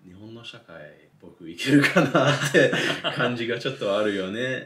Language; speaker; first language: Japanese; non-native, fluent; English